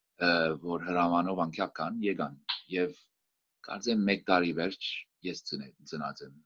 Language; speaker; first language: Armenian; early bilingual, heritage; Armenian